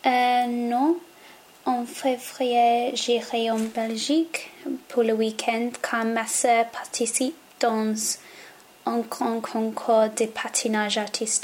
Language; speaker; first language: French; non-native, learner; English